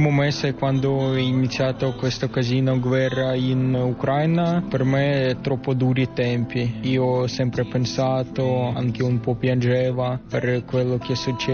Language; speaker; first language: Italian; non-native, learner; Ukrainian